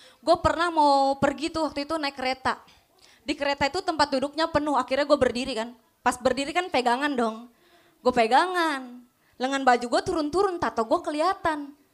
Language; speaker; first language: Indonesian; native; Indonesian